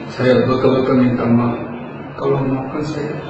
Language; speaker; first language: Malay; non-native, fluent; Bangla